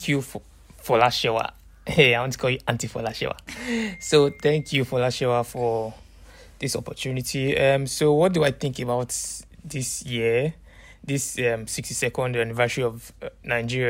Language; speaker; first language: English; non-native, local second language; Yoruba